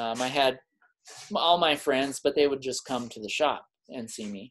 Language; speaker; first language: English; native; English